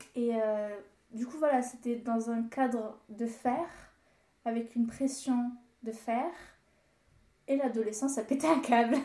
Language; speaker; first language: French; early bilingual, other home language; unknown